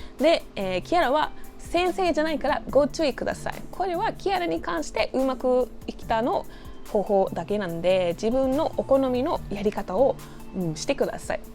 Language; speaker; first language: Japanese; non-native, fluent; English